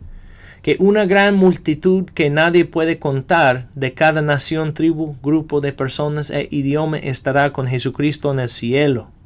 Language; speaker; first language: Spanish; non-native, fluent; English